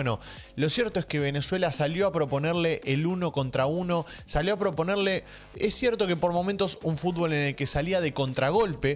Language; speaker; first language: Spanish; native; Spanish